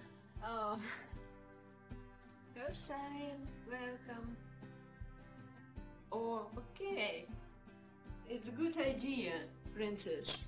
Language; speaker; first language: English; non-native, learner; Russian